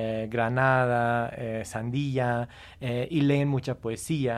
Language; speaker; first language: Spanish; non-native, fluent; English